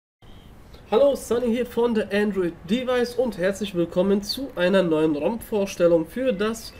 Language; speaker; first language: German; native; German